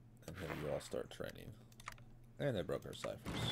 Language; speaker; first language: English; native; English